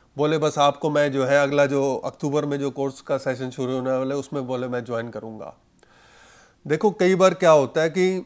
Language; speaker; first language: Hindi; native; Hindi